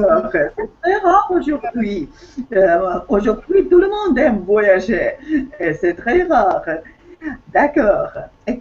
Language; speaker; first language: French; non-native, fluent; Russian